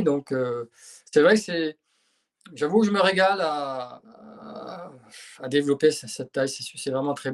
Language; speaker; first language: French; native; French